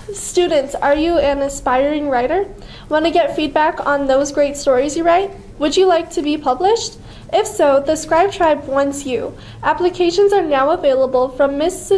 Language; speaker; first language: English; native; English